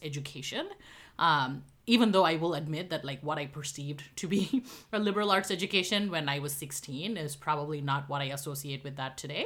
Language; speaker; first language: English; non-native, local second language; Tamil